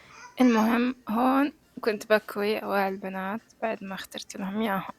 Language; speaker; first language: Arabic; native; Arabic